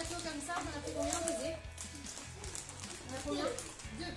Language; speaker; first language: French; native; French